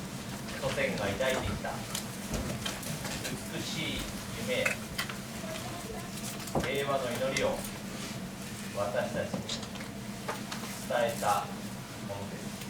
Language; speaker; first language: Japanese; native; Japanese